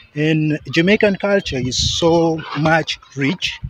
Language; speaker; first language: English; non-native, local second language; Acoli